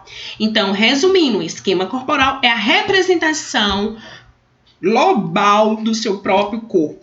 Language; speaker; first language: Portuguese; native; Portuguese